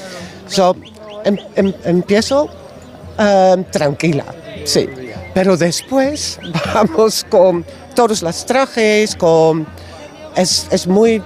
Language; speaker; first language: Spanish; non-native, learner; Dutch